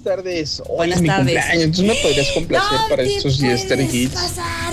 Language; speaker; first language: Spanish; native; Spanish